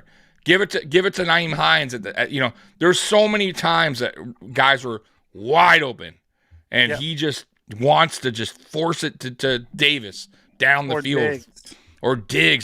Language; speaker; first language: English; native; English